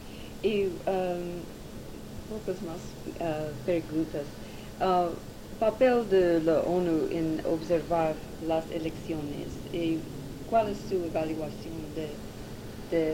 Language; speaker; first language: Spanish; non-native, learner; English